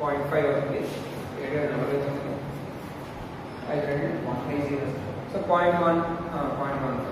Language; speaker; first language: Telugu; native; Telugu